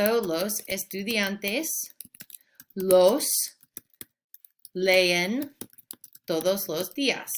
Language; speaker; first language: Spanish; non-native, fluent; English